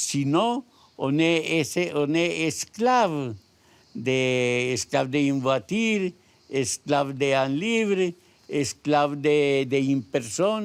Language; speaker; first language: French; non-native, learner; Spanish